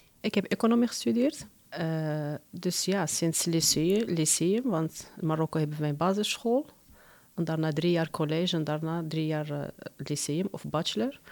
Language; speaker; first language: Dutch; non-native, fluent; Arabic